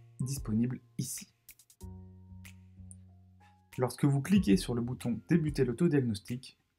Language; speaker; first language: French; native; French